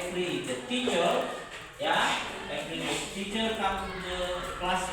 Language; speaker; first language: English; non-native, learner; Indonesian